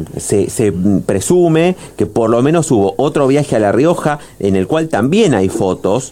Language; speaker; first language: Spanish; native; Spanish